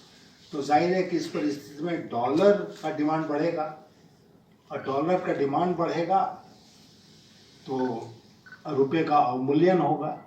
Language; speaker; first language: Hindi; native; Hindi